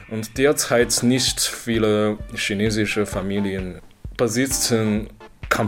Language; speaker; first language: German; non-native, learner; Chinese